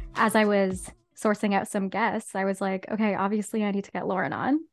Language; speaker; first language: English; native; English